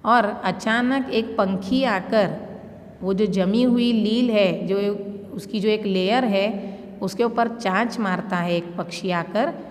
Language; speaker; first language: Urdu; non-native, local second language; Gujarati